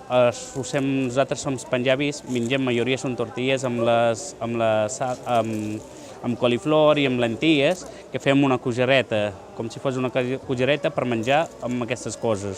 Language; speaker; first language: Catalan; non-native, learner; Punjabi